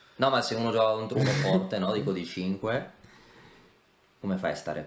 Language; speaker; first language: Italian; native; Italian